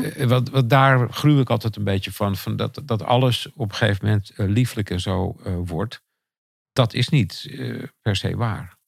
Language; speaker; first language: Dutch; native; Dutch